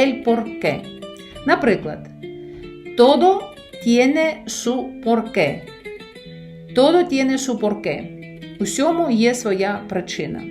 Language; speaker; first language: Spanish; non-native, fluent; Ukrainian